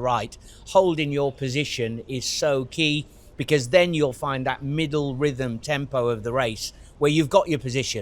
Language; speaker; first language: English; native; English